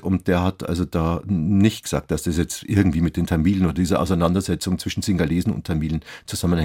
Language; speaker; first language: German; native; German